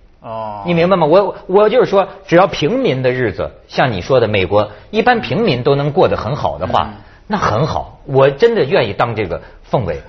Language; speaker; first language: Chinese; native; Chinese